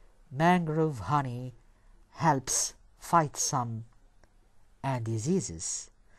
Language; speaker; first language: English; non-native, fluent; Arabic